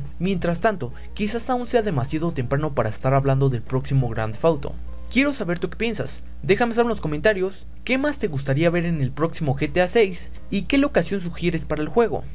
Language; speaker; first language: Spanish; native; Spanish